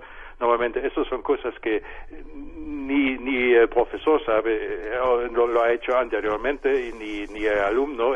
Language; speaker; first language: Spanish; non-native, fluent; German